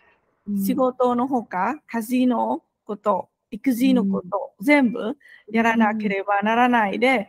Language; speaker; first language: Japanese; non-native, fluent; Vietnamese